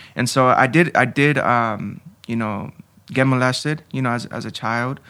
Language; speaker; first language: English; early bilingual, other home language; Spanish